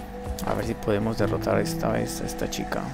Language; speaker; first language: Spanish; native; Spanish